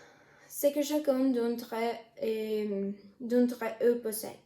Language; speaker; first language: French; non-native, learner; Spanish